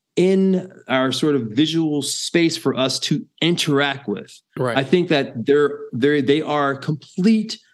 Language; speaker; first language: English; native; English